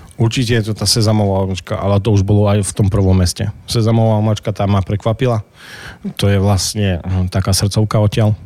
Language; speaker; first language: Slovak; native; Slovak